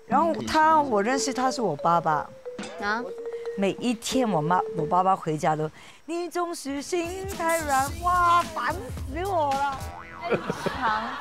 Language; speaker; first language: Chinese; non-native, local second language; Cantonese